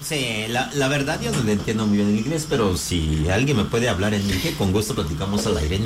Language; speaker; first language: Spanish; native; Spanish